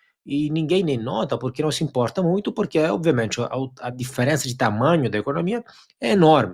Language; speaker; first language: Portuguese; non-native, fluent; Italian